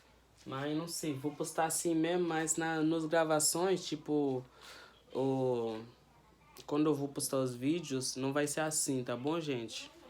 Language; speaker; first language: Portuguese; non-native, learner; Haitian Creole